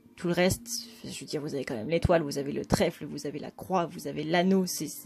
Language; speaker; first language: French; early bilingual, other home language; Vietnamese